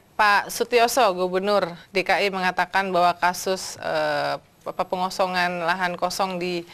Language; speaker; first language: Indonesian; native; Indonesian